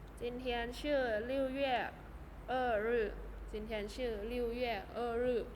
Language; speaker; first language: Chinese; non-native, fluent; Thai